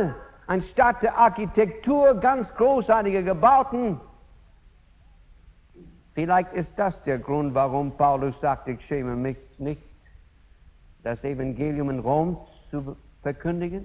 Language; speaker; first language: German; non-native, fluent; English